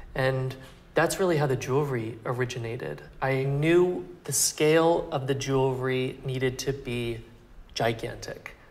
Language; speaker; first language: English; native; English